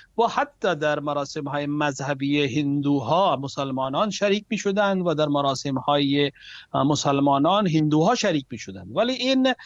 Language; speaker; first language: Persian; non-native, fluent; Urdu